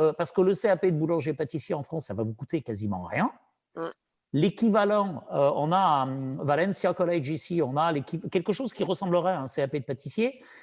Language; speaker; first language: French; native; French